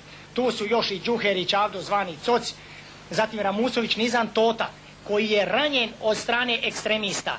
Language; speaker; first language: Bosnian; native; Bosnian